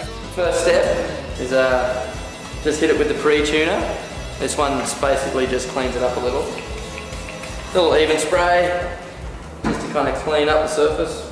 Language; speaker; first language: English; native; English